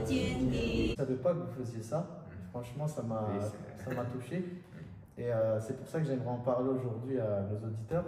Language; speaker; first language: French; native; French